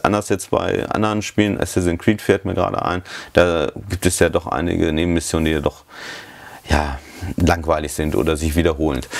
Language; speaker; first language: German; native; German